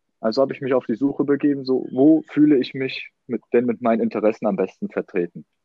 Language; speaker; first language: German; native; German